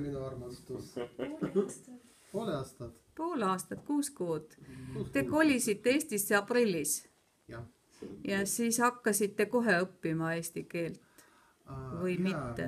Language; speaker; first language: Estonian; non-native, learner; Russian